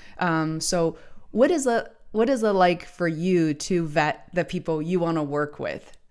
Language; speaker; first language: English; non-native, fluent; Chinese